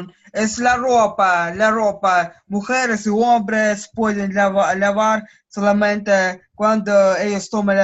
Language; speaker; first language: Spanish; non-native, learner; Russian